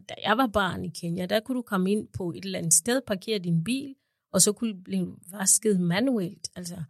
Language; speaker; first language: Danish; non-native, fluent; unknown